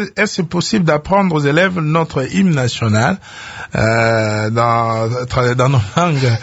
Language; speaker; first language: French; non-native, local second language; Lingala